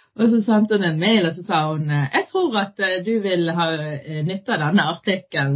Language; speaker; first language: Norwegian; early bilingual, other home language; Arabic